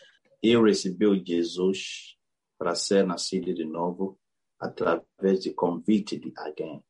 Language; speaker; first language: Portuguese; non-native, learner; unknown